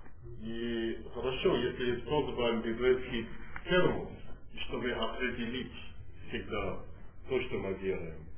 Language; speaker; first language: Russian; non-native, fluent; English